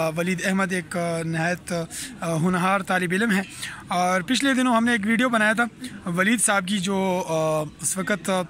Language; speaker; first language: Urdu; non-native, local second language; Pashto